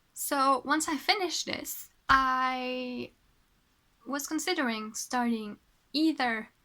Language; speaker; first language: English; non-native, fluent; French